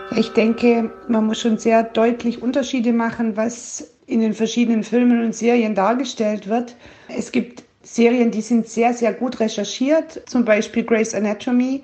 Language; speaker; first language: German; native; German